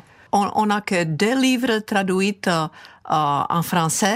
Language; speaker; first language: French; non-native, fluent; Czech